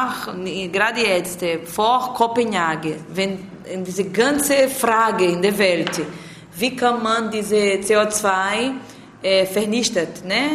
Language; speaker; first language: German; non-native, learner; Portuguese